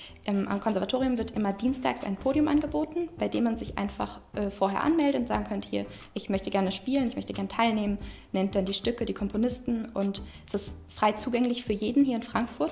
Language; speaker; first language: German; native; German